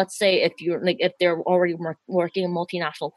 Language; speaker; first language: English; native; English